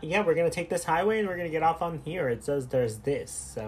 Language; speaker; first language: English; early bilingual, other home language; Spanish